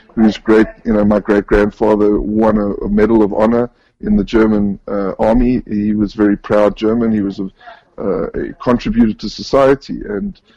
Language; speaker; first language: English; native; English